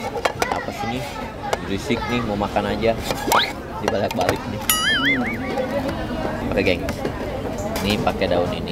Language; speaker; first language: Indonesian; native; Indonesian